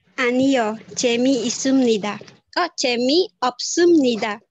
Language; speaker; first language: Korean; non-native, learner; Indonesian